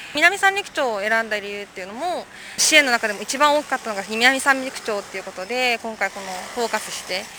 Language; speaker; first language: Japanese; native; Japanese